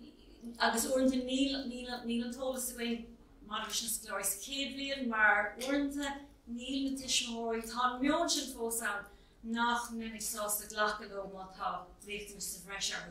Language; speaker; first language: Irish; non-native, local second language; English